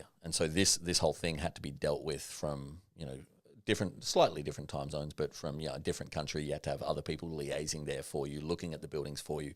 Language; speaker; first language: English; native; English